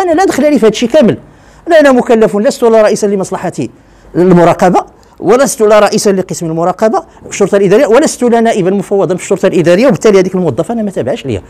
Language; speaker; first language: Arabic; native; Arabic